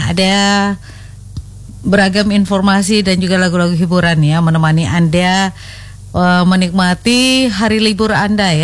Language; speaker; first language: Indonesian; native; Indonesian